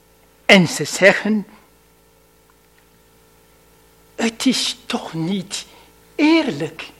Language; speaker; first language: Dutch; non-native, fluent; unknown